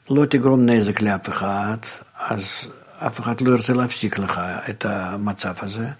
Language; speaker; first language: Hebrew; non-native, fluent; Russian